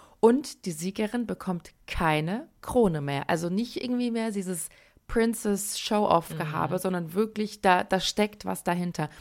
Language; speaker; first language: German; early bilingual, other home language; Persian